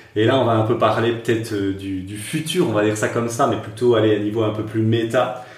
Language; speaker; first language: French; native; French